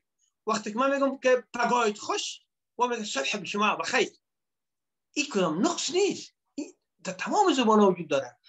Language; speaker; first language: Persian; native; Persian